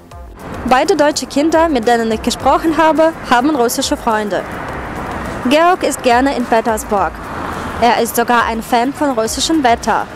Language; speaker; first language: German; non-native, fluent; Russian